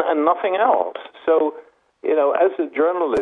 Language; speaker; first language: English; non-native, fluent; Dutch